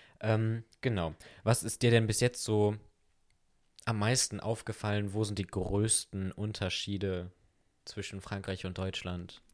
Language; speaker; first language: German; native; German